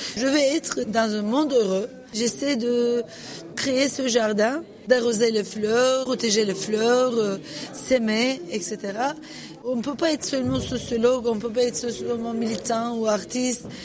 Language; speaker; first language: French; non-native, fluent; Turkish